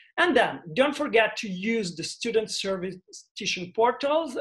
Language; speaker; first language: English; non-native, fluent; Italian